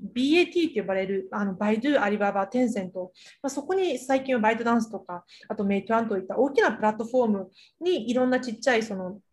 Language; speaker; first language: Japanese; early bilingual, other home language; Chinese